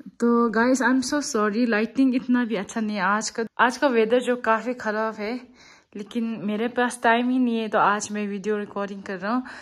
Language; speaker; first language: Hindi; non-native, local second language; Tibetan